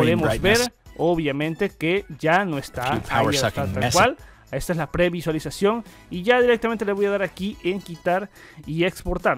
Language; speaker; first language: Spanish; native; Spanish